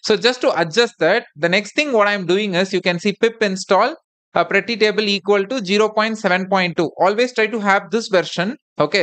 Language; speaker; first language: English; non-native, local second language; Tamil